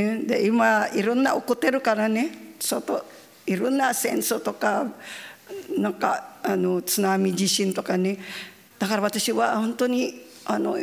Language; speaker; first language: Japanese; non-native, learner; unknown